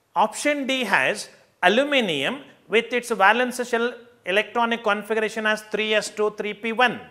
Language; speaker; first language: English; non-native, local second language; Kannada